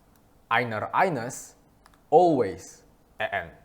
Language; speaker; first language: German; non-native, fluent; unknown